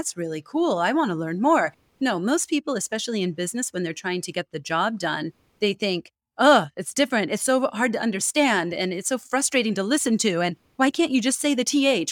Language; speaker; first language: English; native; English